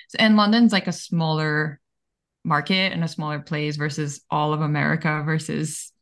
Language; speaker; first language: English; early bilingual, other home language; Bulgarian